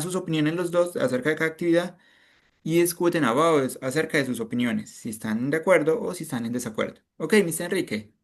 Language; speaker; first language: Spanish; native; Spanish